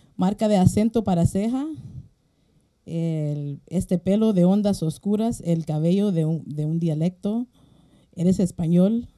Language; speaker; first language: Spanish; early bilingual, heritage; Spanish